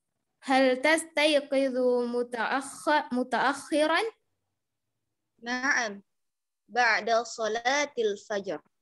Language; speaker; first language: Arabic; non-native, learner; Indonesian